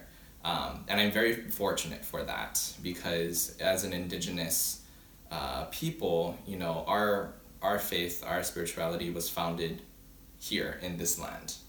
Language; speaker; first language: English; early bilingual, other home language; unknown